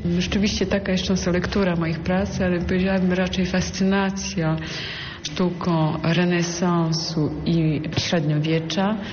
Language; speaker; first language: Polish; early bilingual, heritage; Polish